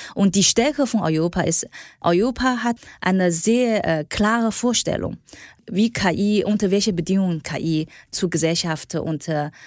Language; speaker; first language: German; non-native, fluent; Chinese